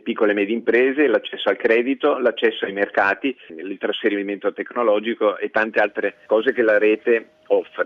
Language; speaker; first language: Italian; native; Italian